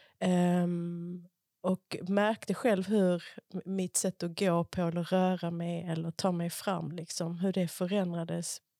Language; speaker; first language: Swedish; early bilingual, other home language; Spanish